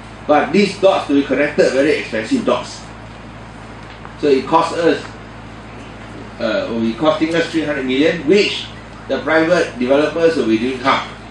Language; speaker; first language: English; non-native, local second language; Min Nan Chinese